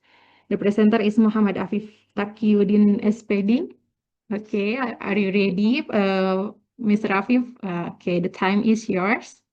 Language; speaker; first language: English; non-native, learner; Indonesian